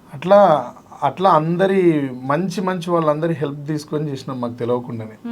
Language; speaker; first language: Telugu; native; Telugu